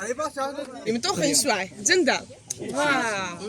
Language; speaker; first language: Chinese; non-native, fluent; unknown